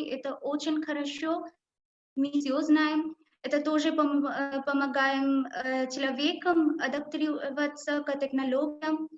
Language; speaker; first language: Russian; non-native, learner; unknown